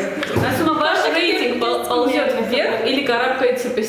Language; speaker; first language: Russian; non-native, fluent; Armenian